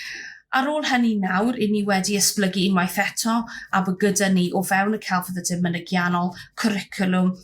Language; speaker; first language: Welsh; native; Welsh